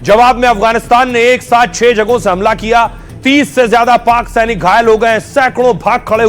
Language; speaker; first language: Hindi; native; Hindi